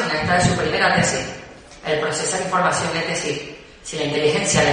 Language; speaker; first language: Spanish; native; Spanish